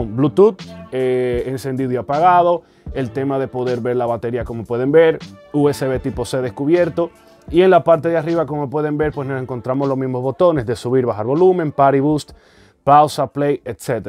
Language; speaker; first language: Spanish; native; Spanish